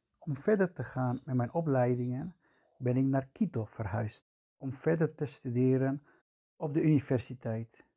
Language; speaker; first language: Dutch; non-native, fluent; Spanish